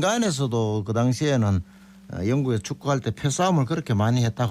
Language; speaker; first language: Korean; native; Korean